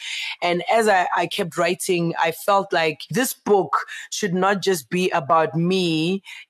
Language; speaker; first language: English; non-native, local second language; Zulu